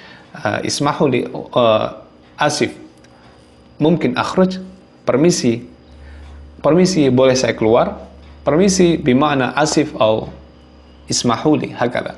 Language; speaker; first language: Arabic; non-native, fluent; Javanese